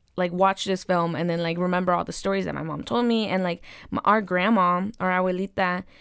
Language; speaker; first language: English; native; English